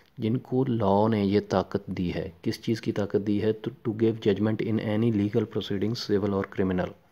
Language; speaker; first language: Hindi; non-native, local second language; Punjabi